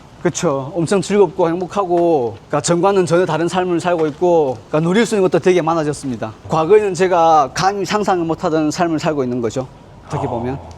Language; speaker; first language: Korean; native; Korean